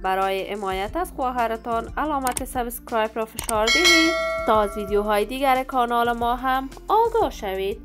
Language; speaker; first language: Persian; native; Persian